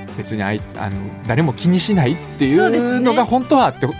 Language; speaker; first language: Japanese; native; Japanese